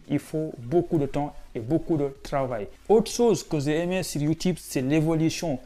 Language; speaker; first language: French; non-native, local second language; Wolof